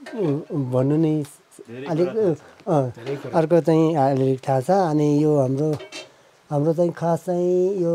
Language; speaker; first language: Nepali; non-native, local second language; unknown